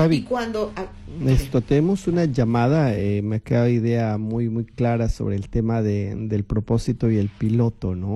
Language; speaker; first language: Spanish; native; Spanish